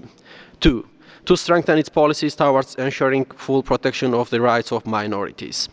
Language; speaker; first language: English; non-native, fluent; Georgian